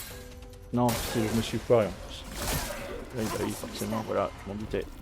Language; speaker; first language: French; native; French